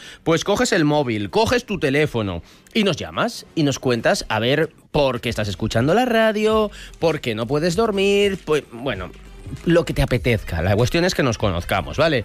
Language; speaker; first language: Spanish; native; Spanish